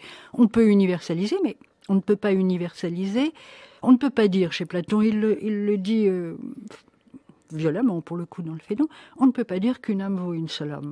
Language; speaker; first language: French; native; French